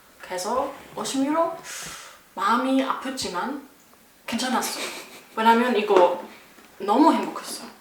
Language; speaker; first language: Korean; non-native, learner; German